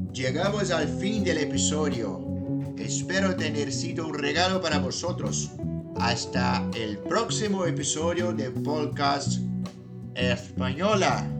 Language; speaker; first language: Spanish; non-native, fluent; Portuguese